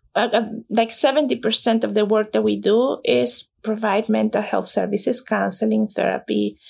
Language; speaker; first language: English; non-native, fluent; Spanish